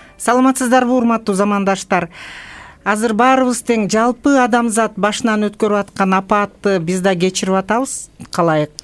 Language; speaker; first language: Kyrgyz; native; Kyrgyz